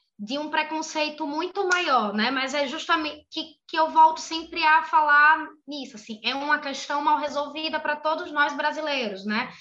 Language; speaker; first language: Portuguese; native; Portuguese